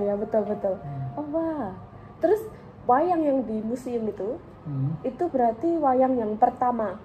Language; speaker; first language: Indonesian; early bilingual, heritage; English